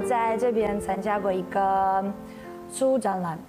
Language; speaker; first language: Chinese; non-native, fluent; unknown